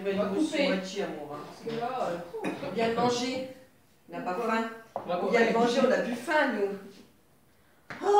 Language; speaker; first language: French; native; French